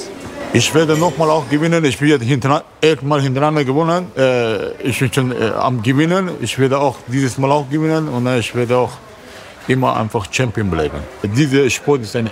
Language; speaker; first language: German; non-native, learner; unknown